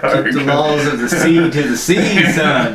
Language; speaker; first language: English; native; English